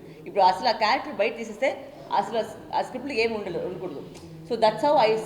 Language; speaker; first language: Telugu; non-native, local second language; Tamil